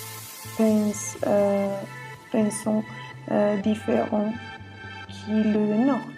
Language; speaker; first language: French; non-native, learner; Spanish